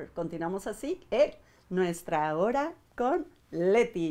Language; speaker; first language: Spanish; native; Spanish